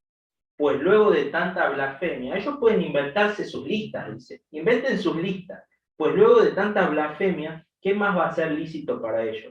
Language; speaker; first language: Spanish; native; Spanish